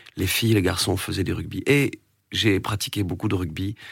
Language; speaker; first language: French; native; French